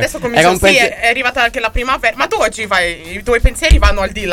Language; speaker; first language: Italian; native; Italian